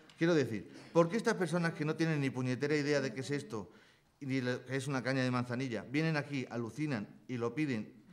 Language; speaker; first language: Spanish; native; Spanish